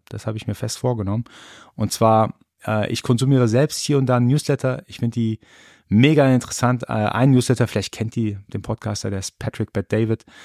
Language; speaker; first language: German; early bilingual, other home language; Persian